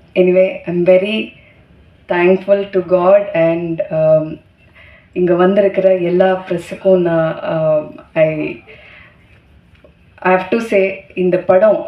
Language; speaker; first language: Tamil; non-native, fluent; Malayalam